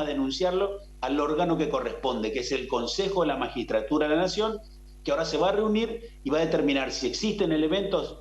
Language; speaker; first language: Spanish; native; Spanish